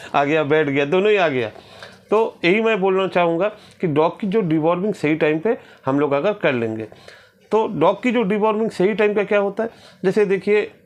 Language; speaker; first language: Hindi; non-native, local second language; Bangla